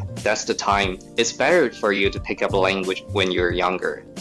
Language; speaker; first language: English; non-native, fluent; Chinese